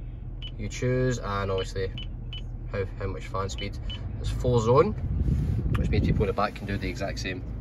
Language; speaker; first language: English; native; English